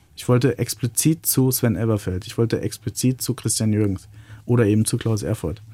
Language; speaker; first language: German; native; German